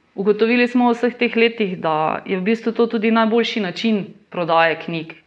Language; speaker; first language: Slovenian; native; Slovenian